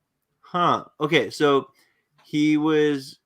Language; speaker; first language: English; native; English